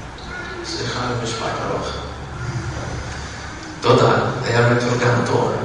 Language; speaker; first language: Hebrew; non-native, fluent; Russian